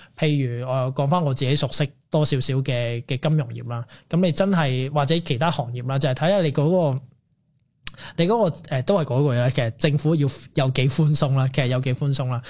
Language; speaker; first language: Cantonese; native; Cantonese